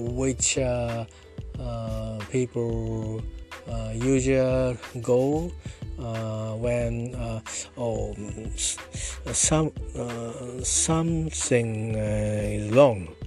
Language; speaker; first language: English; non-native, learner; Japanese